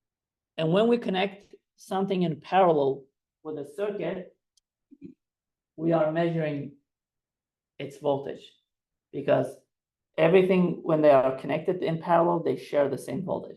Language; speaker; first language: English; non-native, fluent; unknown